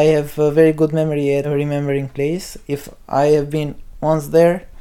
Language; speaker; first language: English; non-native, learner; Albanian